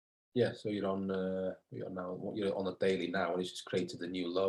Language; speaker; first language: English; native; English